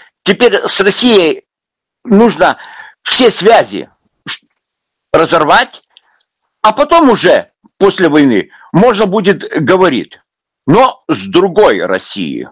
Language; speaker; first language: Russian; non-native, local second language; Lithuanian